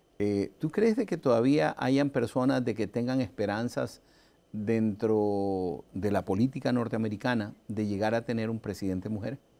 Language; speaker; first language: Spanish; native; Spanish